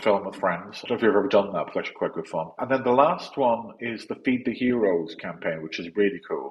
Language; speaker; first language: English; native; English